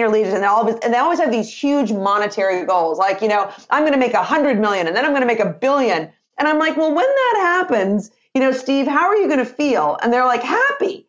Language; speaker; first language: English; native; English